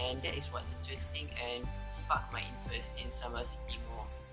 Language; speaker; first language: English; non-native, local second language; Malay